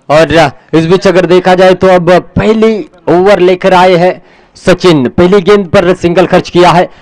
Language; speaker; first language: Hindi; non-native, local second language; Marathi